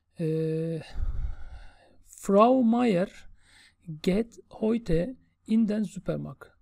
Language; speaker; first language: German; non-native, fluent; Turkish